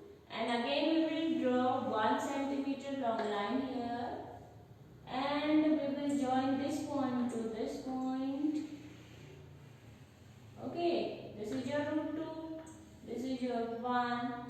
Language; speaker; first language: English; non-native, local second language; Hindi